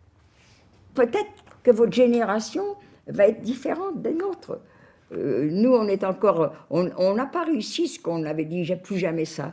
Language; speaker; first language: French; native; French